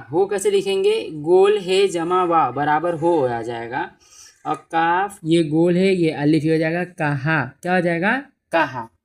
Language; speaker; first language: Hindi; native; Hindi